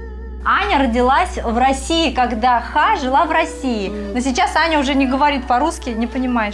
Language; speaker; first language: Russian; native; Russian